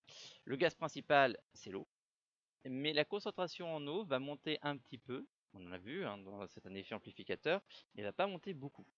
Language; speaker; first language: French; native; French